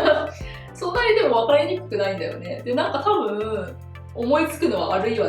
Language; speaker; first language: Japanese; native; Japanese